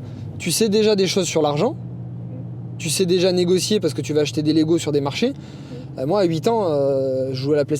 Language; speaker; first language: French; native; French